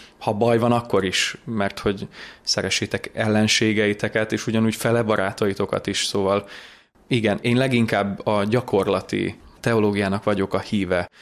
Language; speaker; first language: Hungarian; native; Hungarian